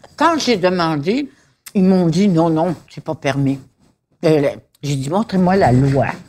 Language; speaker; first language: French; native; French